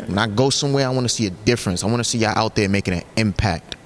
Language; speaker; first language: English; native; English